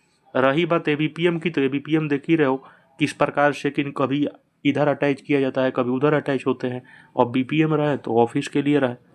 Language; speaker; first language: Hindi; native; Hindi